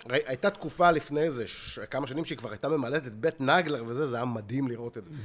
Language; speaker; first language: Hebrew; native; Hebrew